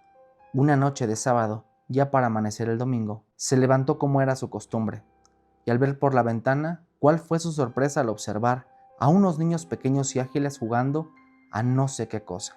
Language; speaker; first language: Spanish; native; Spanish